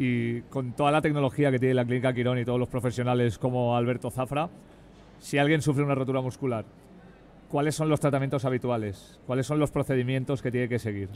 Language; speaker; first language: Spanish; native; Spanish